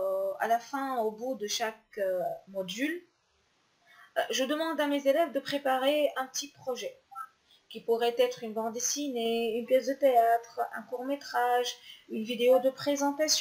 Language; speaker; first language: French; non-native, local second language; Arabic